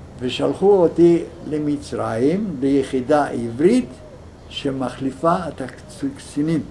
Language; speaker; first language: Hebrew; non-native, fluent; Yiddish